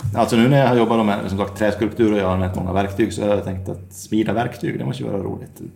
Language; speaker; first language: Swedish; native; Swedish